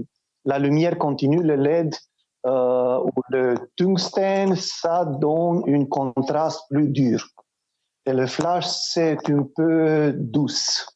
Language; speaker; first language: French; non-native, fluent; Romanian